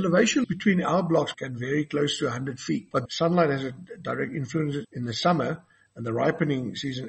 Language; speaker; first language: English; non-native, local second language; Afrikaans